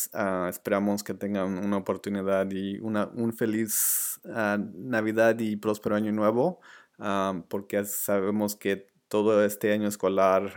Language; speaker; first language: Spanish; early bilingual, other home language; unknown